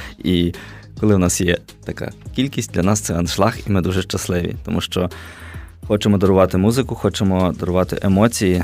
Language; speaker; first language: Ukrainian; native; Ukrainian